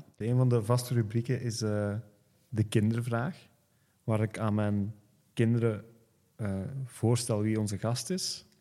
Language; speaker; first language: Dutch; native; Dutch